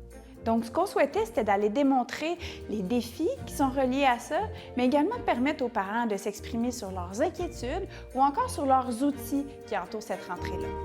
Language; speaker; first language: French; native; French